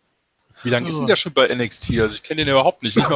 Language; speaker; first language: German; native; German